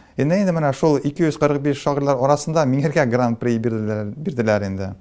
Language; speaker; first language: Tatar; non-native, local second language; Russian